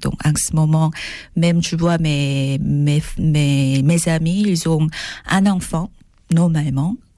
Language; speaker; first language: French; non-native, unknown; Korean